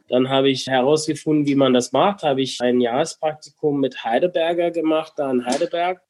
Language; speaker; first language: German; non-native, fluent; English